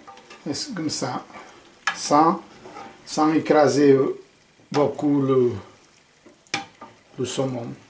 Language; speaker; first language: French; non-native, fluent; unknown